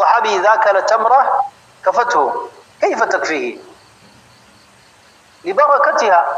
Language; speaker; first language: Arabic; non-native, fluent; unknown